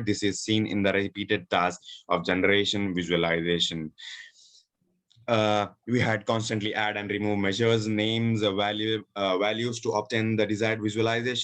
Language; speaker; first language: English; non-native, local second language; Urdu